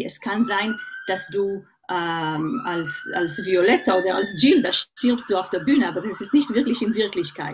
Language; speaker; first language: German; non-native, fluent; Hebrew